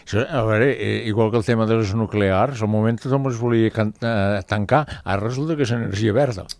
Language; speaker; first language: Catalan; native; Catalan